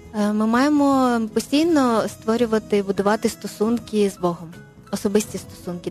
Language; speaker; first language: Ukrainian; non-native, local second language; Russian